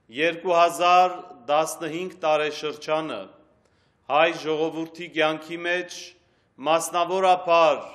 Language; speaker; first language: Armenian; early bilingual, heritage; Armenian